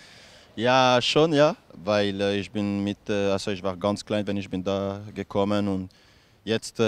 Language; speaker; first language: German; non-native, local second language; French